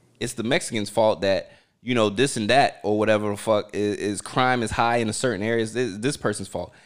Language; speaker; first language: English; early bilingual, other home language; Haitian Creole